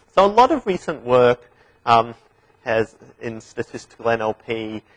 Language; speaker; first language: English; native; English